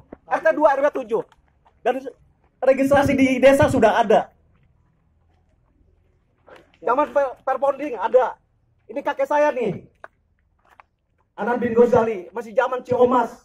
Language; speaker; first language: Indonesian; native; Indonesian